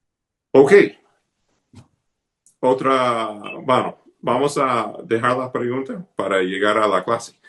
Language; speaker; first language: Spanish; non-native, fluent; English